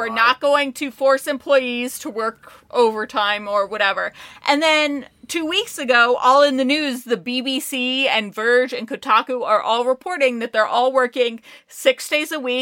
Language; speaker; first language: English; native; English